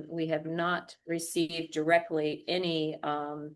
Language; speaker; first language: English; native; English